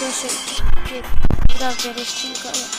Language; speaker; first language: Turkish; native; Turkish